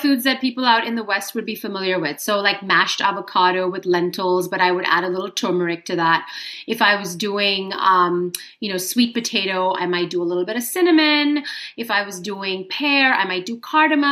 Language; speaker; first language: English; non-native, local second language; Hindi